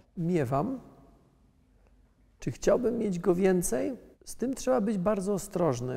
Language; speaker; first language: Polish; native; Polish